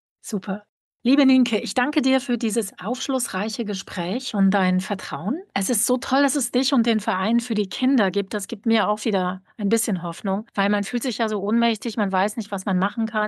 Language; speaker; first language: German; native; German